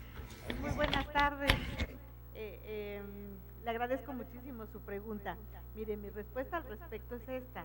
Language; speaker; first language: Spanish; native; Spanish